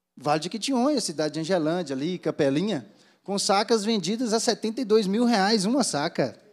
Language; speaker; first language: Portuguese; native; Portuguese